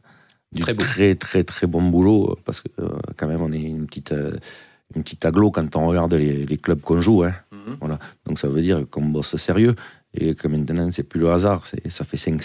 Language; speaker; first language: French; native; French